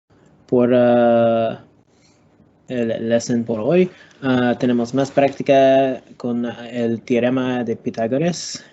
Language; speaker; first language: Spanish; non-native, learner; English